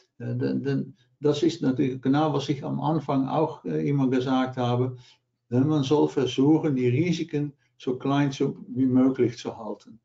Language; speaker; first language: German; non-native, learner; Dutch